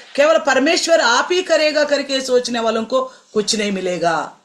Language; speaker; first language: Hindi; non-native, local second language; Telugu